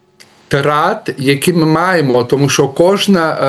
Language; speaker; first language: Ukrainian; non-native, learner; Lithuanian